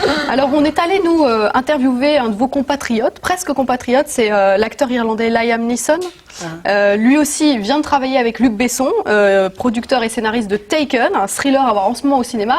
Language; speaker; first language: French; native; French